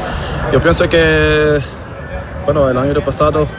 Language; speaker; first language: Spanish; non-native, fluent; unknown